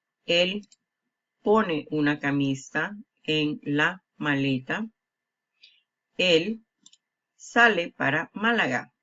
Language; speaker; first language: Spanish; non-native, fluent; English